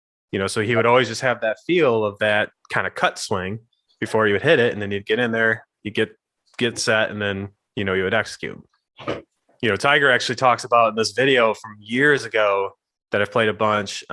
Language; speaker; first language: English; native; English